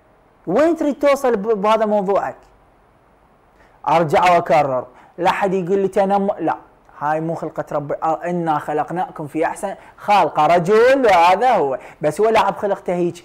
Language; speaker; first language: Arabic; native; Arabic